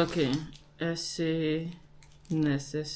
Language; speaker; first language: French; non-native, learner; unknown